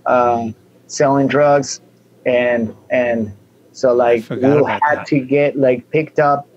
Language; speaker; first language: English; non-native, fluent; Spanish